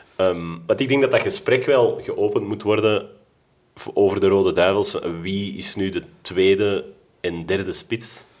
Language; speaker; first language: Dutch; native; Dutch